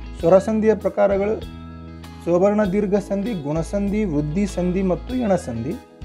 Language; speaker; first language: Kannada; non-native, local second language; Urdu